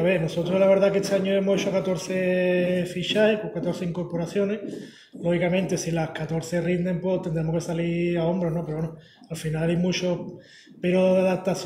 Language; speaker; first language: Spanish; native; Spanish